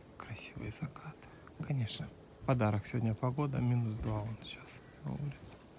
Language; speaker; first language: Russian; native; Russian